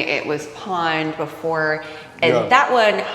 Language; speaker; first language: English; native; English